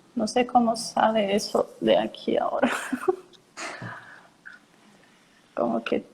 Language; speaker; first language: Spanish; non-native, learner; Portuguese